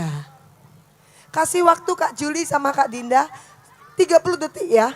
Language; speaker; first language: Indonesian; native; Indonesian